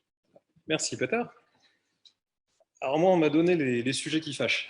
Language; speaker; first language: French; native; French